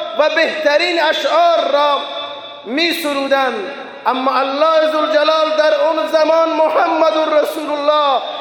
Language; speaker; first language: Persian; non-native, local second language; Baluchi